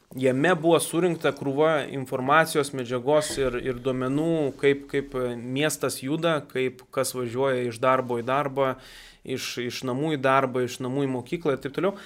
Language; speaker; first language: Lithuanian; native; Lithuanian